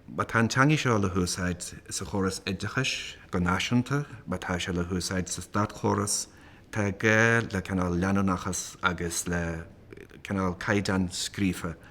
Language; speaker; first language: Irish; native; Irish